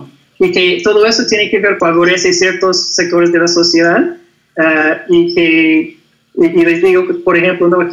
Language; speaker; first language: Spanish; non-native, fluent; English